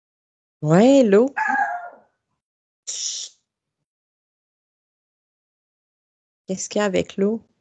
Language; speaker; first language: French; native; French